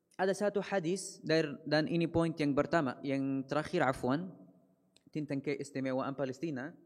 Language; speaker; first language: Malay; non-native, fluent; Arabic